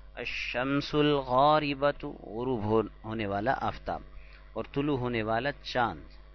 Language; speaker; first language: Urdu; native; Urdu